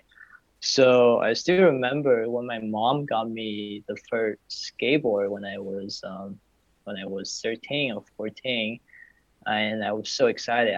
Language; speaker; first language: English; non-native, fluent; Chinese